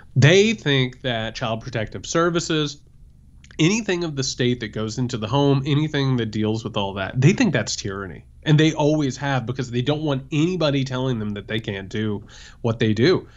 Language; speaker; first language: English; native; English